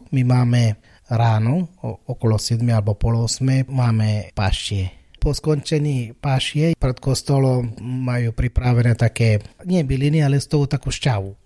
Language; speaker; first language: Slovak; non-native, fluent; Malayalam